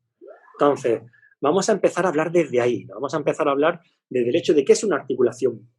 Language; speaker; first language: Spanish; native; Spanish